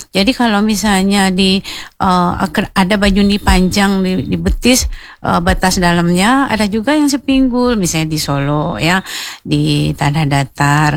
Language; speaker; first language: Indonesian; non-native, local second language; Minangkabau